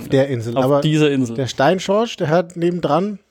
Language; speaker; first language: German; native; German